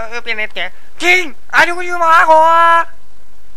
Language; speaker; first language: Finnish; non-native, learner; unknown